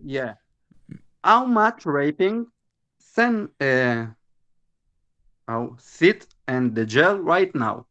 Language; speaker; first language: English; non-native, learner; Hebrew